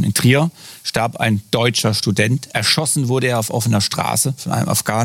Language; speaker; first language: German; native; German